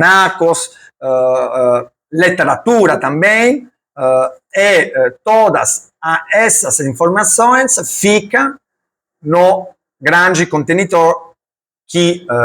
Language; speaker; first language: Portuguese; non-native, learner; Italian